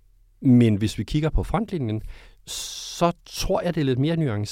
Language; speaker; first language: Danish; native; Danish